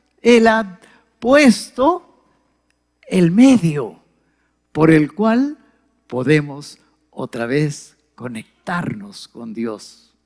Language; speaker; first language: Spanish; native; Spanish